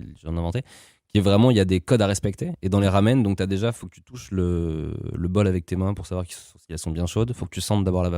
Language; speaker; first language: French; native; French